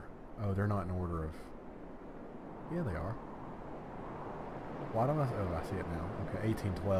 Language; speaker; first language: English; native; English